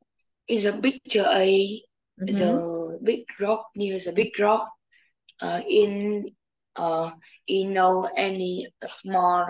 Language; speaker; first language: English; non-native, learner; Vietnamese